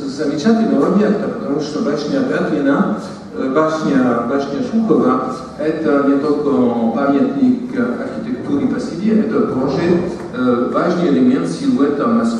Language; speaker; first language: Russian; non-native, fluent; French